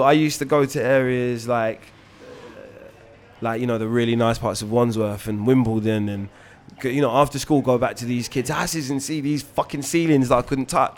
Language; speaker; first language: English; native; English